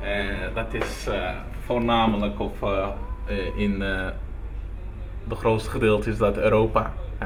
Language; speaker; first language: Dutch; early bilingual, other home language; Turkish